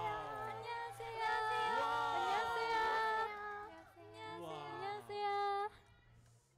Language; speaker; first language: Korean; non-native, learner; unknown